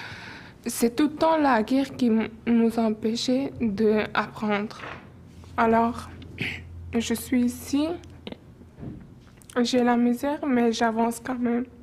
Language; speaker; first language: French; non-native, learner; Persian